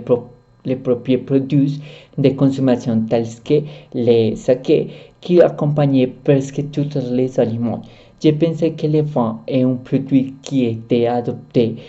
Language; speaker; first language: French; non-native, learner; Spanish